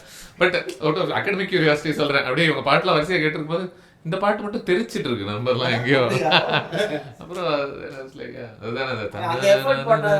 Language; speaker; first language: Tamil; native; Tamil